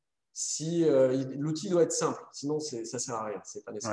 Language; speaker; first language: French; native; French